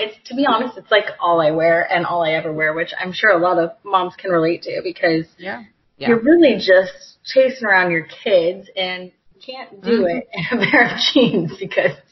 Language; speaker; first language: English; native; English